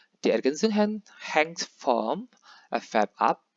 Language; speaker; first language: German; non-native, fluent; Indonesian